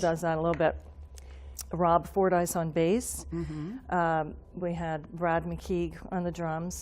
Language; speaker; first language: English; native; English